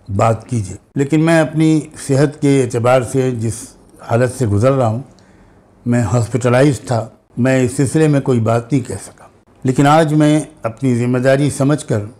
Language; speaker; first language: Hindi; native; Hindi